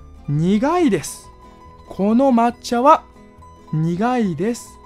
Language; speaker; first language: Japanese; non-native, fluent; Chinese